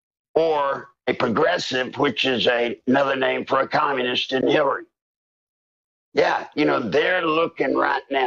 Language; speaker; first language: English; native; English